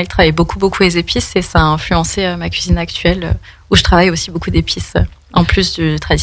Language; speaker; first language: French; native; French